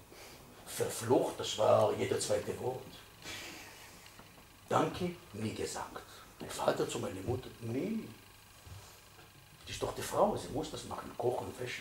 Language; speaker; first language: German; non-native, fluent; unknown